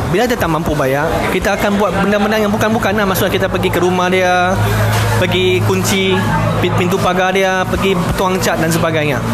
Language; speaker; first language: Malay; non-native, local second language; Chinese